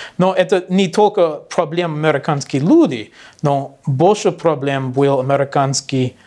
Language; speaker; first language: Russian; non-native, learner; English